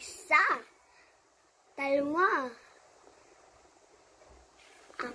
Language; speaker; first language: Filipino; non-native, learner; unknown